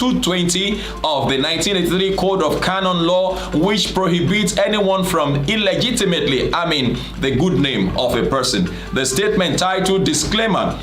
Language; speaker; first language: English; non-native, local second language; Yoruba